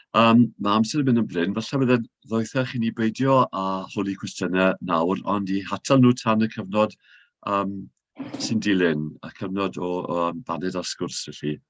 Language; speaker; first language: Welsh; native; Welsh